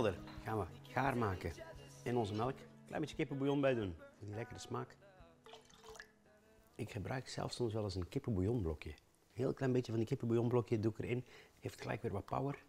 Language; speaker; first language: Dutch; native; Dutch